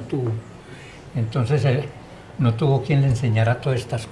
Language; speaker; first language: Spanish; native; Spanish